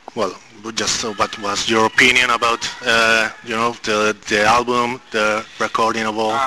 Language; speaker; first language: English; non-native, fluent; Spanish